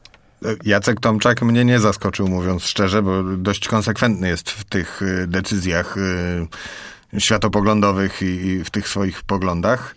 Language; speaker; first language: Polish; native; Polish